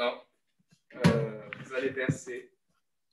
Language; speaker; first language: French; non-native, local second language; Malagasy